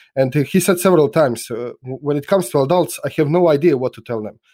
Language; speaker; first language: English; non-native, fluent; Croatian